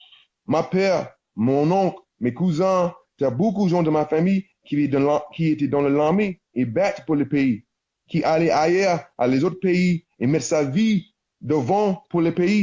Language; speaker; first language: French; non-native, learner; English